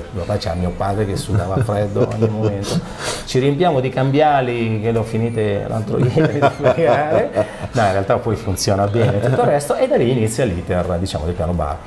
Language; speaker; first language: Italian; native; Italian